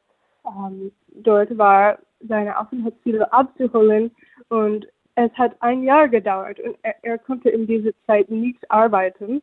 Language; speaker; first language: German; non-native, fluent; English